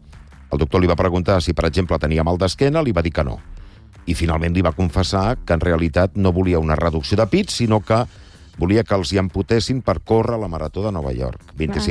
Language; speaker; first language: Catalan; native; Catalan